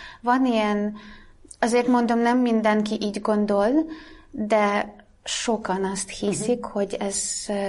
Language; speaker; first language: Hungarian; non-native, fluent; Russian